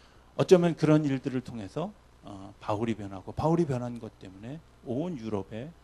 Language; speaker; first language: Korean; native; Korean